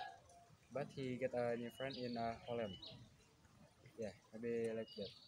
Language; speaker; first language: English; non-native, learner; Indonesian